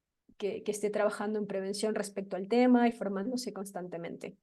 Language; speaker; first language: Spanish; native; Spanish